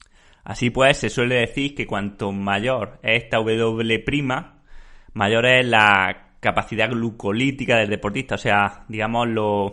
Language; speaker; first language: Spanish; native; Spanish